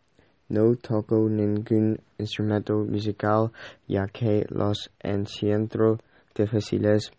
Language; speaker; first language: Spanish; non-native, learner; English